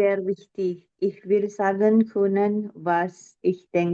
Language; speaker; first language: German; non-native, learner; Indonesian